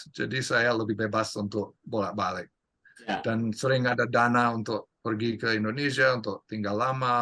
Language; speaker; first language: Indonesian; non-native, fluent; English